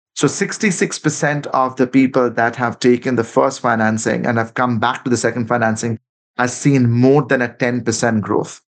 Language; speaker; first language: English; non-native, local second language; Bangla